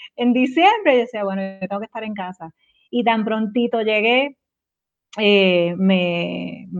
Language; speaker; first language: Spanish; native; Spanish